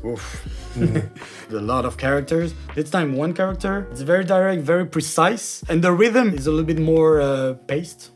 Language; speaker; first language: English; non-native, fluent; French